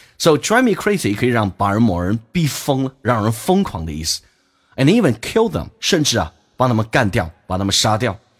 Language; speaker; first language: Chinese; native; Chinese